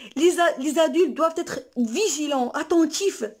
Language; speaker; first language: French; non-native, local second language; Arabic